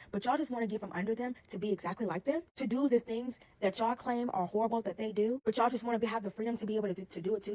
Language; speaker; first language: English; native; English